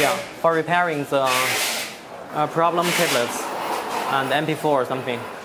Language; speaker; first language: English; non-native, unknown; Chinese